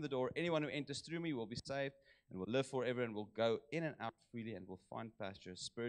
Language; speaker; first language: English; non-native, local second language; Afrikaans